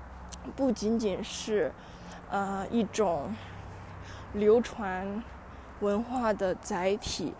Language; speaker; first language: Chinese; early bilingual, heritage; Chinese